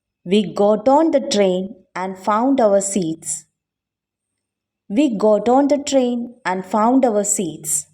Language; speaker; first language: English; non-native, local second language; Malayalam